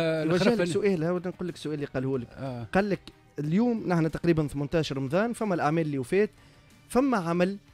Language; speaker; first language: Arabic; native; Arabic